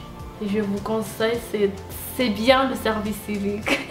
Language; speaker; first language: French; non-native, local second language; Malagasy